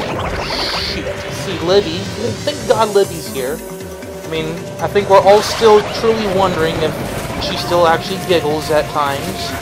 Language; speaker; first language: English; native; English